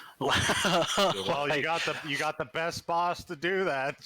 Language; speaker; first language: English; native; English